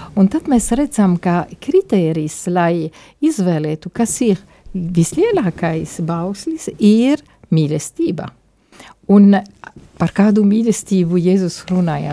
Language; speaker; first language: Latvian; non-native, fluent; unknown